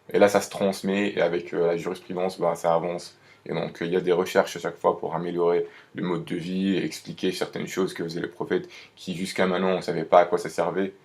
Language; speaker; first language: French; non-native, local second language; Arabic